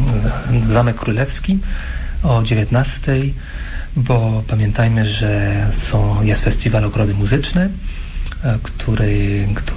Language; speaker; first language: Polish; non-native, fluent; French